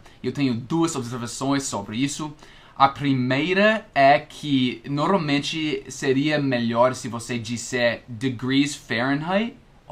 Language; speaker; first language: Portuguese; non-native, fluent; English